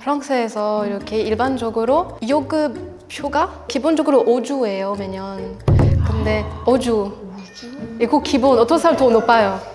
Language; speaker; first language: Korean; non-native, learner; French